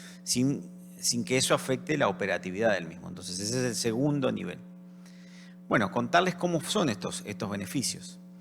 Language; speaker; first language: Spanish; native; Spanish